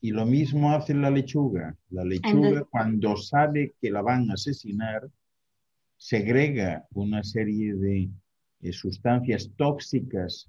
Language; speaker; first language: Spanish; native; Spanish